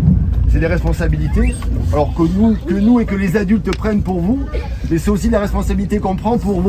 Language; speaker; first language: French; native; French